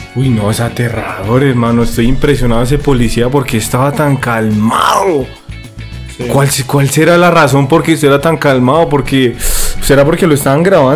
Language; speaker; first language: Spanish; native; Spanish